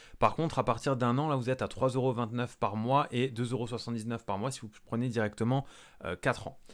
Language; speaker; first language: French; native; French